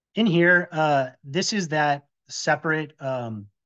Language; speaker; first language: English; native; English